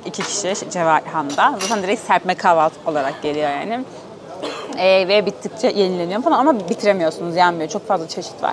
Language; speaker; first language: Turkish; native; Turkish